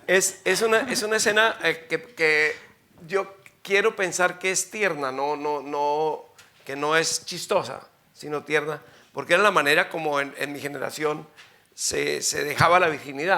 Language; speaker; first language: Spanish; native; Spanish